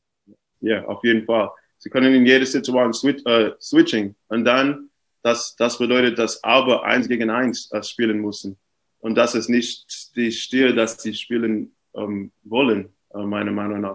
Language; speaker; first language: German; non-native, fluent; English